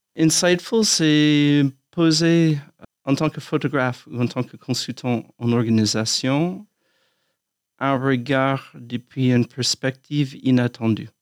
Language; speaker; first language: French; non-native, fluent; English